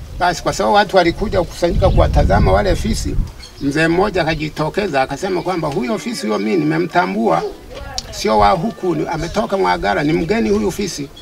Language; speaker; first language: Swahili; non-native, local second language; Sukuma